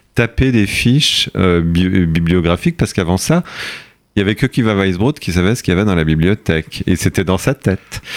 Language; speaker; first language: French; native; French